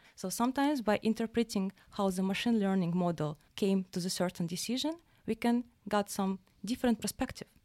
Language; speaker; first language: English; non-native, fluent; Russian